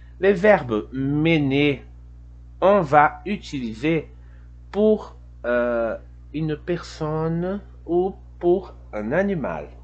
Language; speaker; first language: French; non-native, fluent; Portuguese